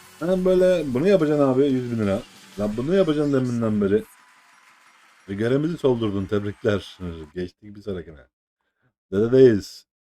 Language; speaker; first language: Turkish; native; Turkish